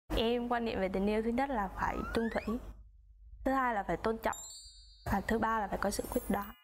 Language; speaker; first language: Vietnamese; native; Vietnamese